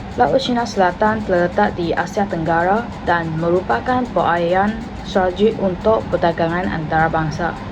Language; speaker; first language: Malay; non-native, local second language; Chinese